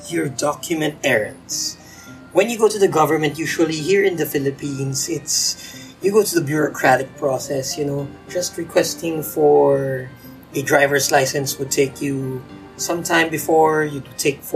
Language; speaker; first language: English; non-native, local second language; Filipino